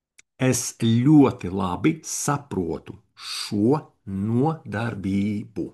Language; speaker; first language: Latvian; non-native, learner; Russian